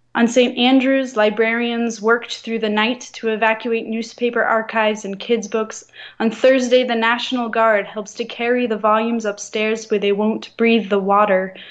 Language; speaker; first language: English; native; English